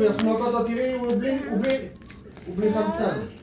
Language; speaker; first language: Hebrew; native; Hebrew